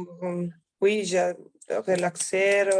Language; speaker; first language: French; non-native, learner; Italian